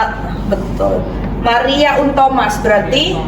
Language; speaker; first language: German; non-native, fluent; Indonesian